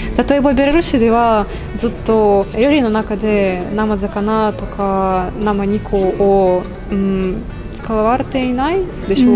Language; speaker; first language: Japanese; non-native, fluent; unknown